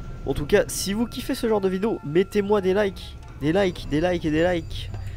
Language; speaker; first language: French; native; French